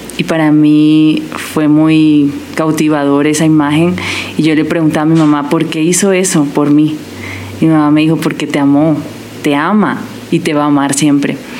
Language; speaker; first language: Spanish; native; Spanish